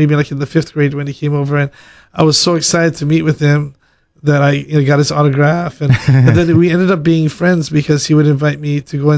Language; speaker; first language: English; native; English